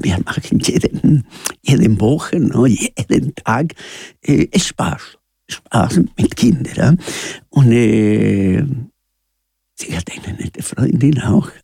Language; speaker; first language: German; non-native, learner; Spanish